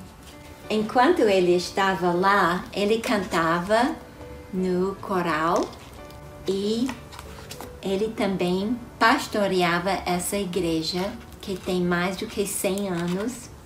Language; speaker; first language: Portuguese; non-native, fluent; English